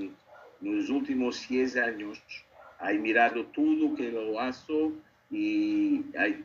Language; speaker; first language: Spanish; non-native, learner; Portuguese